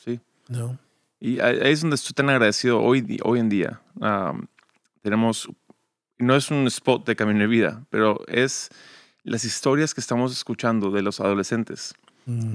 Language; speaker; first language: Spanish; early bilingual, other home language; English